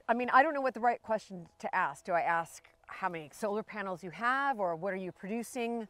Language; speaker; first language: English; native; English